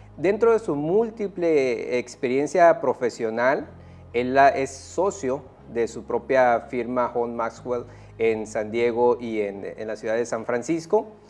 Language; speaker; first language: Spanish; native; Spanish